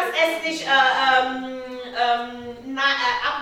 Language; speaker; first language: German; non-native, learner; French